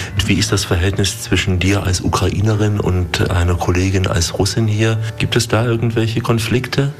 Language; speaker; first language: German; native; German